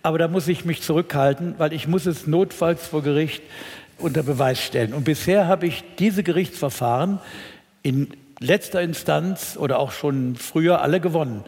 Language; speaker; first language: German; native; German